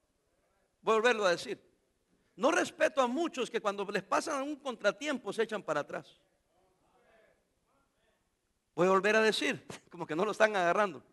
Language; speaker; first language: Spanish; native; Spanish